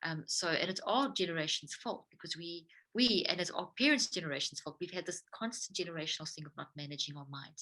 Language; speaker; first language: English; native; English